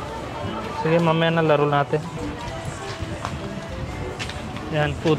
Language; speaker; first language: Filipino; non-native, learner; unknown